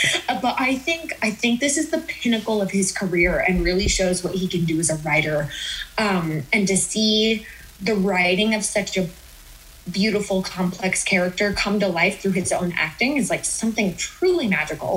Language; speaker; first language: English; native; English